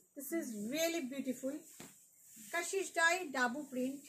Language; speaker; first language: English; non-native, local second language; Bangla